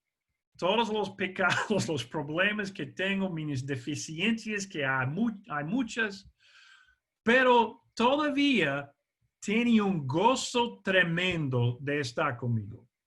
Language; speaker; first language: Spanish; non-native, fluent; English